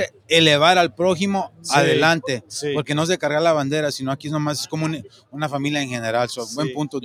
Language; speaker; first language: Spanish; native; Spanish